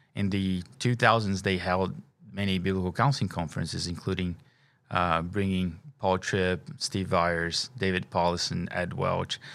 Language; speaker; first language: English; non-native, fluent; Portuguese